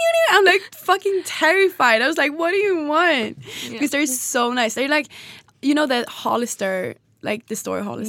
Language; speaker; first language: English; non-native, fluent; Swedish